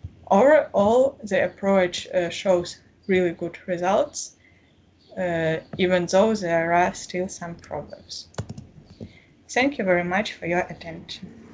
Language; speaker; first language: English; non-native, fluent; Ukrainian